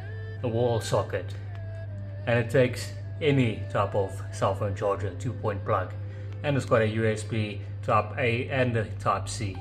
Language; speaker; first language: English; native; English